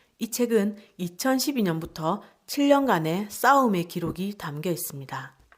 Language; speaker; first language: Korean; native; Korean